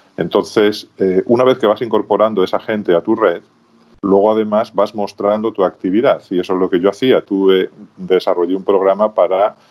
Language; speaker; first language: Spanish; native; Spanish